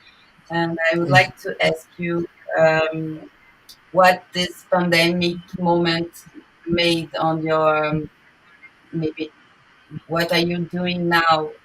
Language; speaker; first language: English; non-native, learner; Portuguese